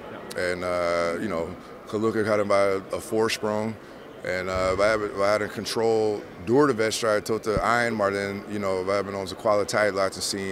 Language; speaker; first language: Dutch; non-native, fluent; English